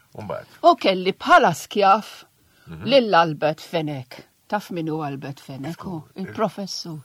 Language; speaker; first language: Maltese; non-native, local second language; Italian